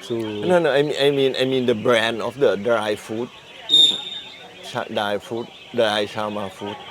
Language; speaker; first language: English; non-native, learner; Thai